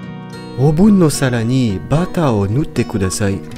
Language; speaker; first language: Japanese; non-native, learner; French